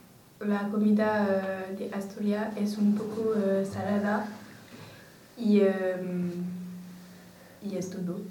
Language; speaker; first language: Spanish; non-native, learner; French